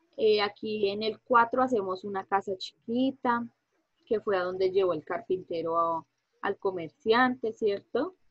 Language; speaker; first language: Spanish; native; Spanish